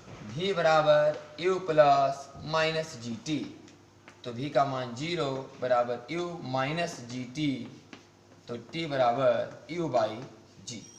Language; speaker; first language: Hindi; native; Hindi